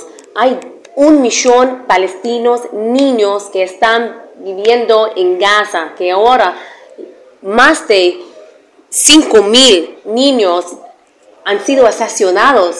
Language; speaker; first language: Spanish; non-native, fluent; Arabic